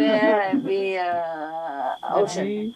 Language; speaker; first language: French; non-native, learner; Vietnamese